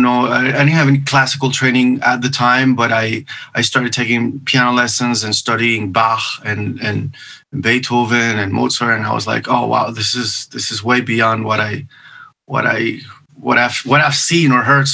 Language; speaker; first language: English; non-native, fluent; Spanish